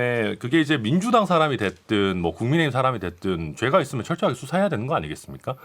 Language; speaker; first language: Korean; native; Korean